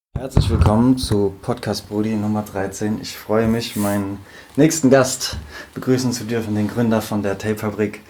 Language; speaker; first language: German; native; German